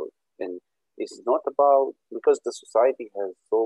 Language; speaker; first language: English; non-native, local second language; Urdu